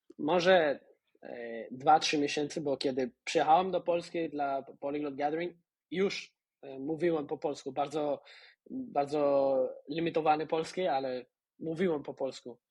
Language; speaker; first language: Polish; non-native, fluent; Spanish